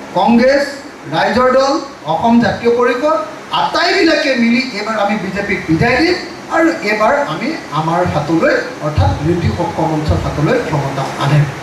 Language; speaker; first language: Assamese; native; Assamese